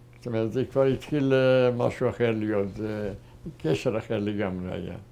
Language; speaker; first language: Hebrew; non-native, fluent; German